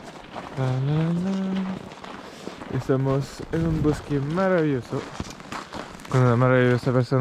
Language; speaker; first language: Spanish; non-native, learner; French